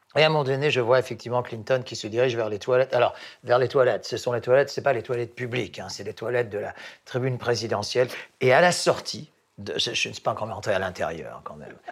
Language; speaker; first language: French; non-native, local second language; English